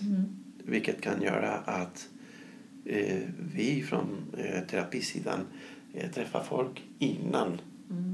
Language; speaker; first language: Swedish; non-native, fluent; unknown